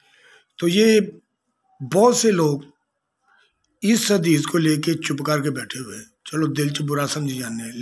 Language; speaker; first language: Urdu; non-native, local second language; Punjabi